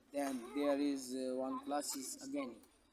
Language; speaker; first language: English; non-native, local second language; Punjabi